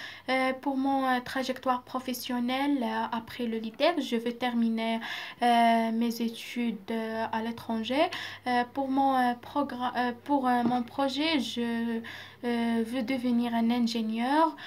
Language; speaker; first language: French; non-native, local second language; Arabic